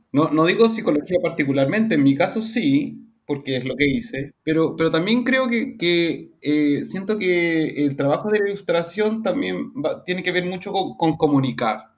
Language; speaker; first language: Spanish; native; Spanish